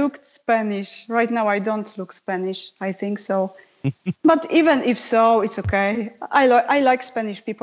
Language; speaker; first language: English; non-native, fluent; Polish